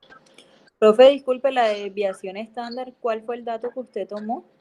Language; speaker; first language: Spanish; native; Spanish